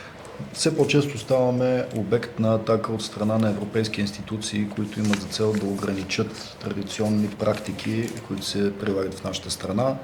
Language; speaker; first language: Bulgarian; native; Bulgarian